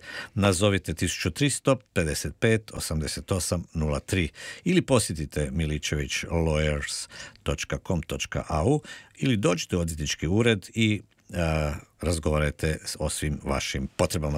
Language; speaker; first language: Croatian; native; Croatian